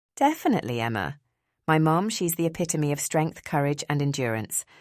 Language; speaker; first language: English; early bilingual, other home language; Spanish